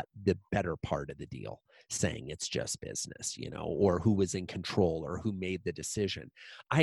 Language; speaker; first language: English; native; English